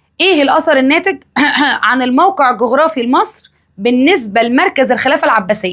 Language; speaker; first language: Arabic; native; Arabic